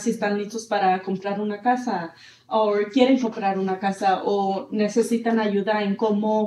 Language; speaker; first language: Spanish; early bilingual, heritage; Spanish